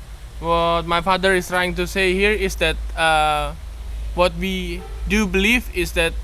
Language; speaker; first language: English; non-native, fluent; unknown